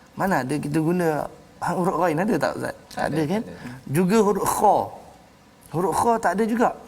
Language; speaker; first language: Malay; native; Malay